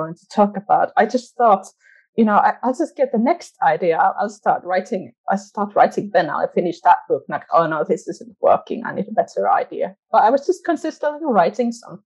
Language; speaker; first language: English; non-native, fluent; Finnish